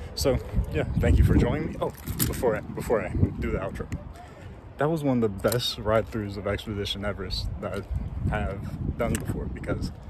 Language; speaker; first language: English; native; English